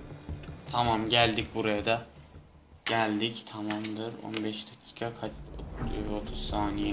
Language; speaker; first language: Turkish; native; Turkish